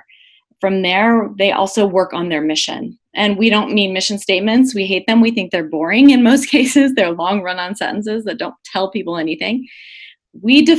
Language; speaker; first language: English; native; English